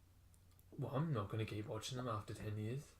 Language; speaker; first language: English; native; English